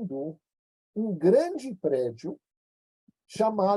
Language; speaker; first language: Portuguese; non-native, fluent; English